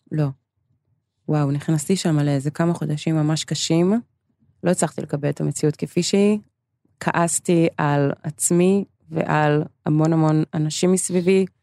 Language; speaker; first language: Hebrew; early bilingual, other home language; English